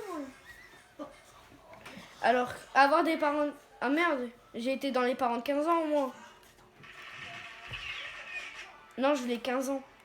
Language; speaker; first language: French; native; French